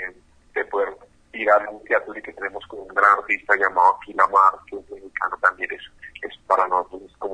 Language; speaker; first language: Spanish; native; Spanish